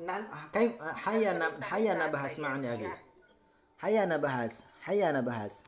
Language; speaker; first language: Arabic; non-native, learner; Indonesian